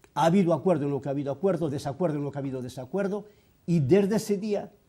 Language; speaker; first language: Spanish; native; Spanish